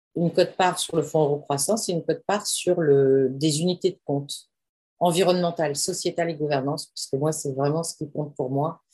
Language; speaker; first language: French; native; French